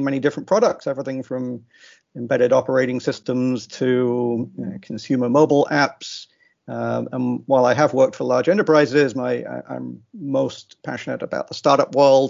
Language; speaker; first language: English; native; English